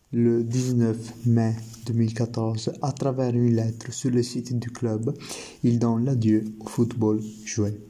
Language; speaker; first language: French; non-native, learner; Italian